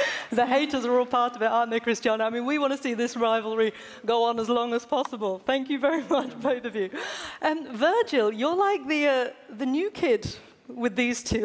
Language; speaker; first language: English; native; English